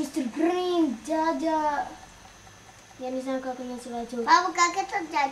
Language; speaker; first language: Russian; early bilingual, heritage; Russian